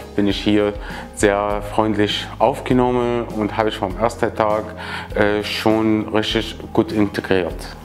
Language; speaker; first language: German; non-native, learner; Arabic